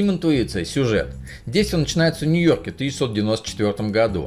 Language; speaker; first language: Russian; native; Russian